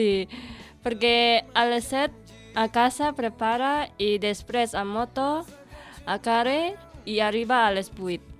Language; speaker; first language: Catalan; non-native, learner; Indonesian